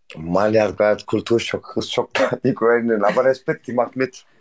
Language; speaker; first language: German; non-native, learner; Turkish